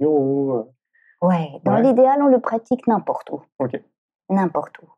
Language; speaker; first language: French; native; French